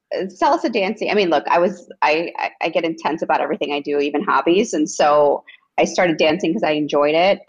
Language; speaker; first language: English; early bilingual, other home language; Spanish